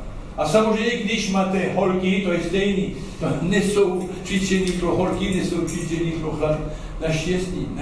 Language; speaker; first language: Czech; non-native, learner; French